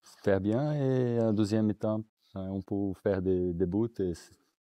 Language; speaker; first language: French; non-native, learner; Portuguese